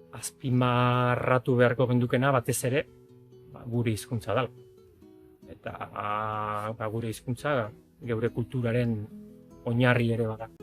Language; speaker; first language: Basque; native; Basque